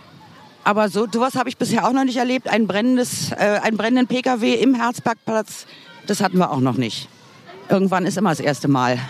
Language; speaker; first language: German; native; German